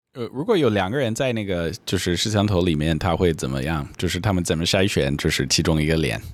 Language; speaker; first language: Chinese; non-native, fluent; English